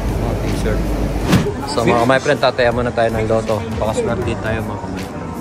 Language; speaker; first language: Filipino; non-native, local second language; Pampanga